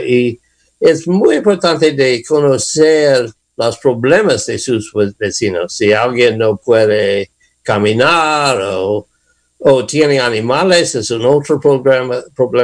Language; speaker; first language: Spanish; non-native, learner; English